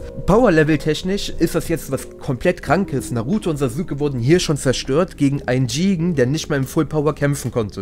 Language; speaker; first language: German; native; German